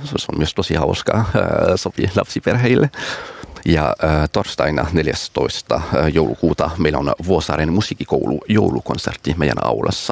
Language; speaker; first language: Finnish; non-native, fluent; French